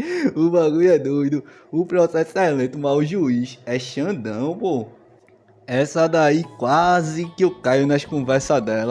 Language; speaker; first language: Portuguese; native; Portuguese